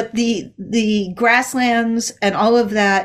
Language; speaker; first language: English; native; English